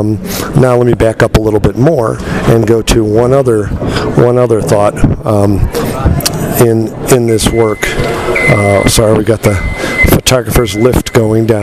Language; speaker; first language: English; native; English